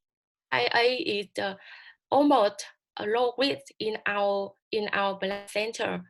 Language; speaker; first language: English; non-native, learner; Vietnamese